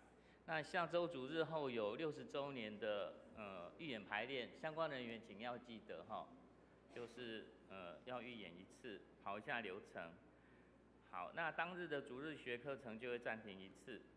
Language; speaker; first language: Chinese; native; Chinese